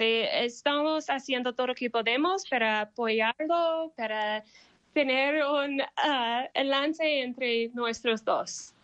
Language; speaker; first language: Spanish; non-native, learner; English